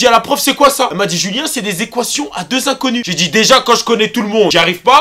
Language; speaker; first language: French; native; French